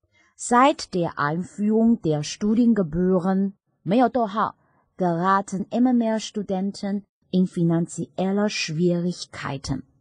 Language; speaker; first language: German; non-native, fluent; Chinese